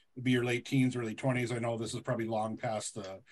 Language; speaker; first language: English; native; English